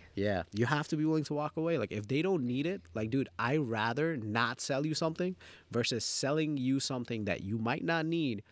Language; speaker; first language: English; early bilingual, other home language; Bangla